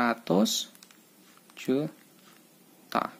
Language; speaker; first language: Indonesian; native; Indonesian